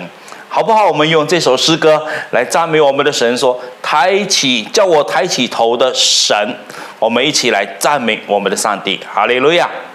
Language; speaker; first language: Chinese; native; Chinese